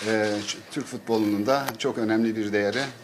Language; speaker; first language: Turkish; native; Turkish